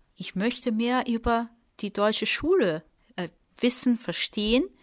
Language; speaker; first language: German; non-native, fluent; Portuguese